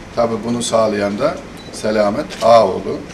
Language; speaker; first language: Turkish; native; Turkish